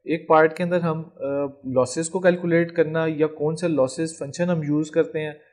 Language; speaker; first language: Urdu; non-native, local second language; Punjabi